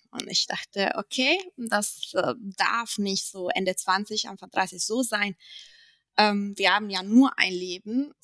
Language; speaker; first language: German; non-native, fluent; Italian